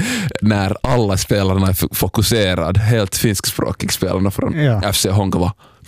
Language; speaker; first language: Swedish; non-native, local second language; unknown